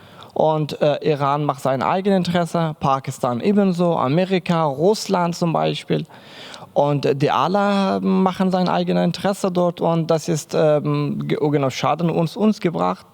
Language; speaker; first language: German; non-native, learner; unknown